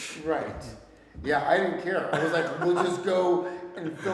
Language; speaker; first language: English; native; English